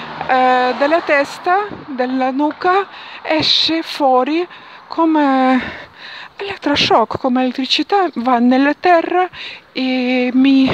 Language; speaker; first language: Italian; non-native, learner; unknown